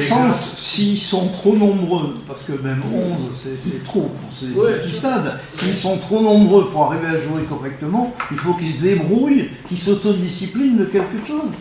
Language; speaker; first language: French; native; French